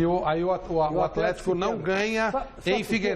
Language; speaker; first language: Portuguese; native; Portuguese